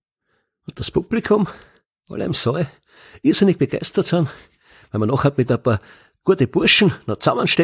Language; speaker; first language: German; native; German